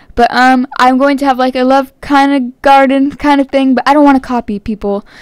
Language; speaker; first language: English; native; English